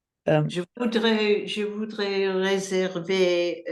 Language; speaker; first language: French; non-native, learner; English